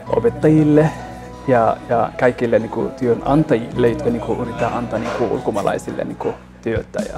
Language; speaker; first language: Finnish; non-native, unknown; Somali